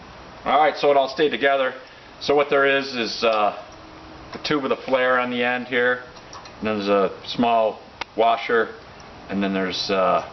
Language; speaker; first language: English; native; English